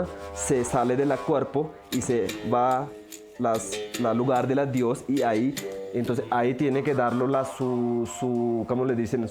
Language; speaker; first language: Spanish; non-native, learner; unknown